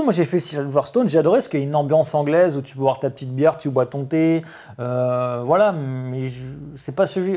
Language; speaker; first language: French; native; French